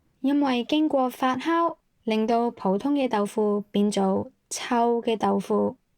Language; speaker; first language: Cantonese; native; Cantonese